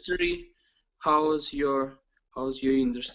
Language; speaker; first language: English; non-native, learner; Ukrainian